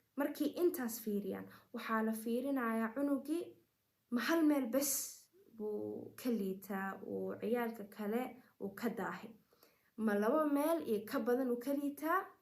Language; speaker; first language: Somali; early bilingual, heritage; Somali